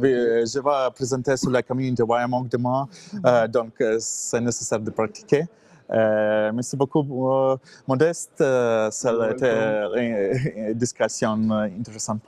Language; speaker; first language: French; non-native, learner; English